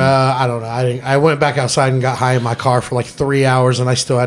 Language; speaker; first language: English; native; English